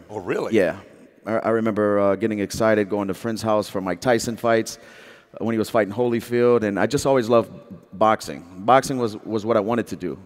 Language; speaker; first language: English; native; English